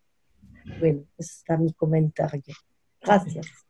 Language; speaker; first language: Spanish; non-native, learner; French